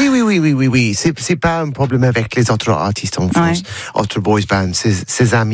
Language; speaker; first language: French; non-native, learner; English